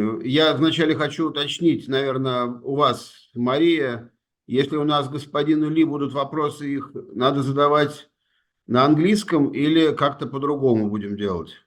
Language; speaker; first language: Russian; native; Russian